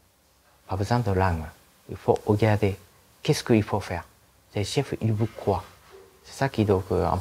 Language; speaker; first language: French; non-native, learner; Japanese